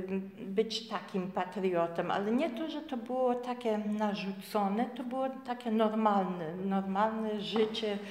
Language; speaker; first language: Polish; early bilingual, heritage; Polish